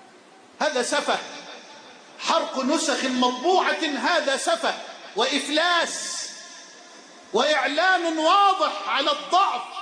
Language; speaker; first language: Arabic; native; Arabic